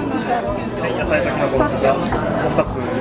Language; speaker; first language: Japanese; native; Japanese